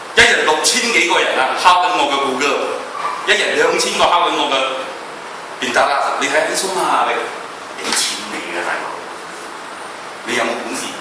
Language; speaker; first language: Cantonese; native; Cantonese